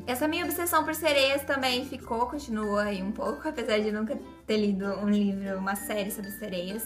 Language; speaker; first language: Portuguese; native; Portuguese